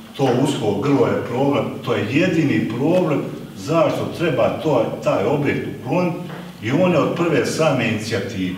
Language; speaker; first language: Bosnian; native; Bosnian